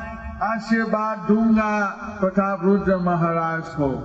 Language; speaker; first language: Hindi; non-native, learner; English